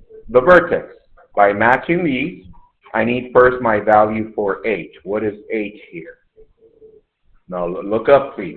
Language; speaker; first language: English; native; English